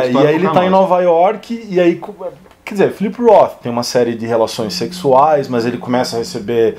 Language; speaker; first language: Portuguese; native; Portuguese